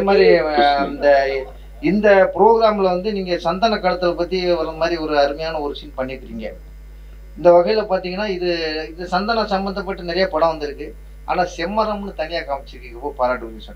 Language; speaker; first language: Tamil; native; Tamil